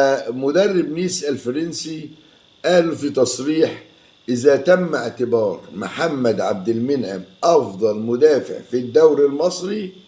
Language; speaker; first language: Arabic; native; Arabic